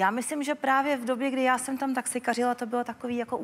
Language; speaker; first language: Czech; native; Czech